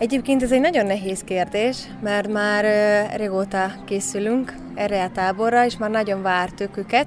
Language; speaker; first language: Hungarian; early bilingual, heritage; Hungarian